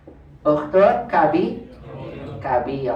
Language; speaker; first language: Arabic; non-native, fluent; Indonesian